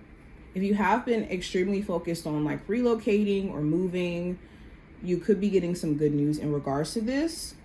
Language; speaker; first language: English; native; English